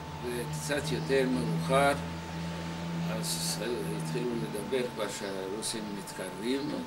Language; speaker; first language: Hebrew; non-native, fluent; Hungarian